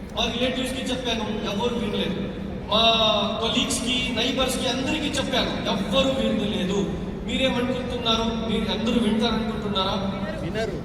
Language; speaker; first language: Telugu; non-native, local second language; Urdu